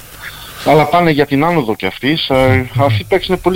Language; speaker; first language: Greek; early bilingual, heritage; Greek